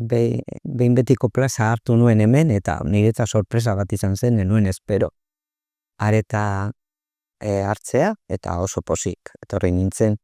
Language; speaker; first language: Basque; non-native, local second language; Spanish